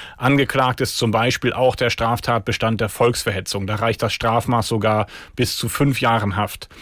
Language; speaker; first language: German; native; German